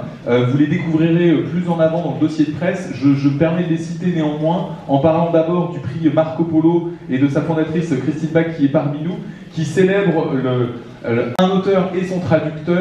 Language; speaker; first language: French; native; French